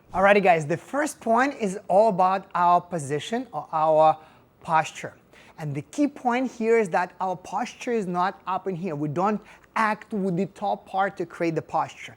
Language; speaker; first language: English; non-native, fluent; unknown